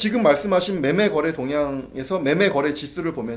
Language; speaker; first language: Korean; native; Korean